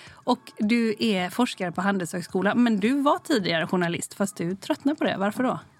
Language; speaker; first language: Swedish; native; Swedish